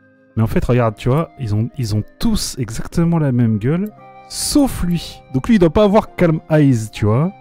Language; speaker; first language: French; native; French